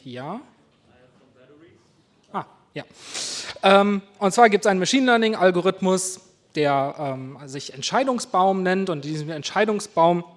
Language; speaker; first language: German; native; German